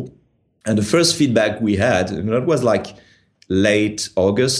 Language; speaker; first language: English; non-native, fluent; French